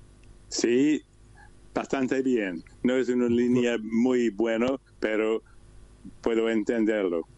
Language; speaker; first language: Spanish; non-native, learner; English